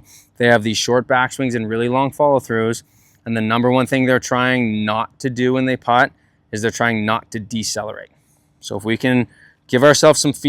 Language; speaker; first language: English; native; English